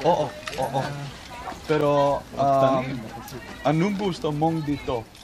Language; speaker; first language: Filipino; non-native, learner; Dutch